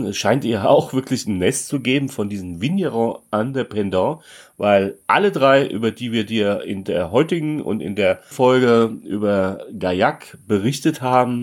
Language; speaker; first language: German; native; German